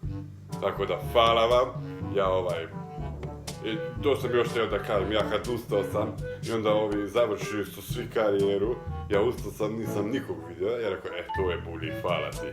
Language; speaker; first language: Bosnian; non-native, local second language; Hungarian